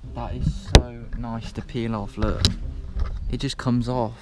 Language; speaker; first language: English; native; English